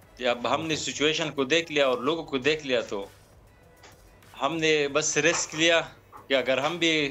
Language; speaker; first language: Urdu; non-native, local second language; Pashto